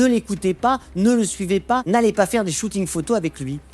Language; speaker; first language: French; native; French